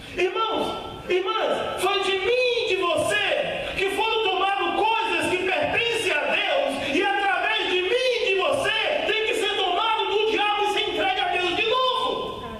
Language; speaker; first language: Portuguese; native; Portuguese